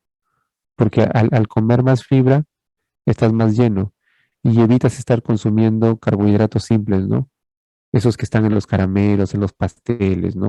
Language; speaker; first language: Spanish; native; Spanish